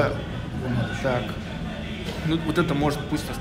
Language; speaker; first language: Russian; native; Russian